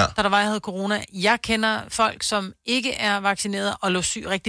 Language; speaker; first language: Danish; native; Danish